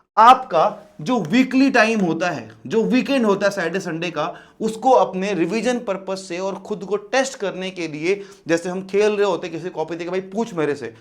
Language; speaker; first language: Hindi; native; Hindi